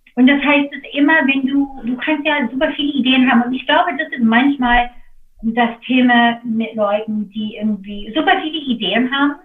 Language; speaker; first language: German; non-native, fluent; English